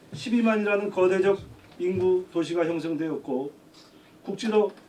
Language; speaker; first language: Korean; native; Korean